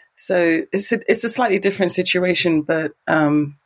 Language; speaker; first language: English; native; English